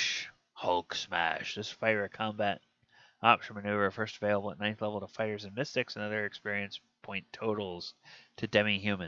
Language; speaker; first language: English; native; English